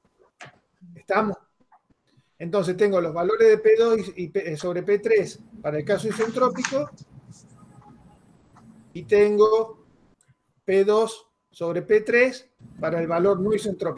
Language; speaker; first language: Spanish; native; Spanish